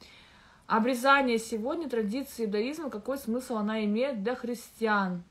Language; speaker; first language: Russian; native; Russian